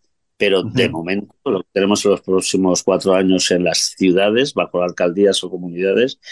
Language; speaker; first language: Spanish; native; Spanish